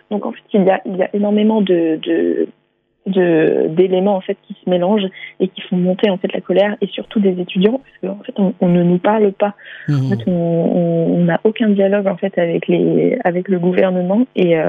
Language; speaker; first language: French; native; French